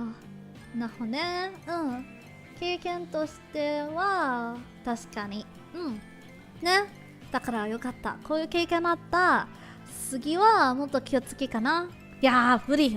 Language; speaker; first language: Japanese; non-native, learner; English